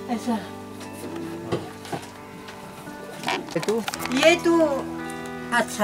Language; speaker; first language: Hindi; non-native, local second language; Assamese